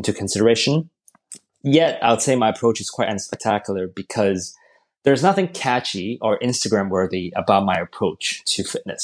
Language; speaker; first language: English; non-native, local second language; Cantonese